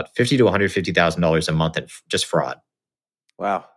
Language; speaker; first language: English; native; English